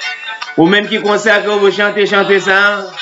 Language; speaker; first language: French; non-native, local second language; Haitian Creole